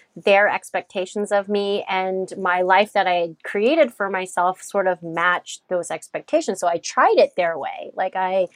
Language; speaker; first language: English; native; English